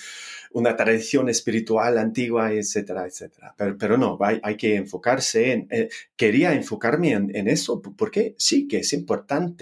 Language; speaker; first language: Spanish; non-native, fluent; English